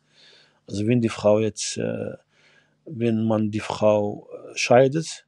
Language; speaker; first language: German; non-native, fluent; Arabic